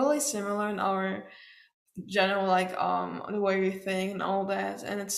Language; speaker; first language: English; non-native, fluent; German